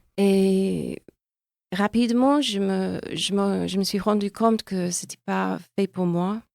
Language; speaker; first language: French; non-native, fluent; English